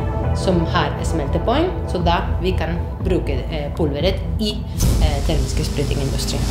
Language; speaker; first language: Norwegian; non-native, fluent; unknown